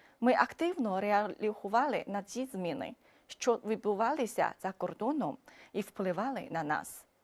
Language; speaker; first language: Ukrainian; non-native, fluent; Chinese